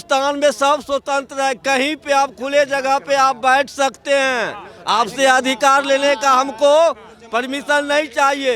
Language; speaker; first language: Hindi; native; Hindi